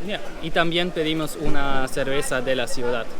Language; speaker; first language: Spanish; non-native, learner; German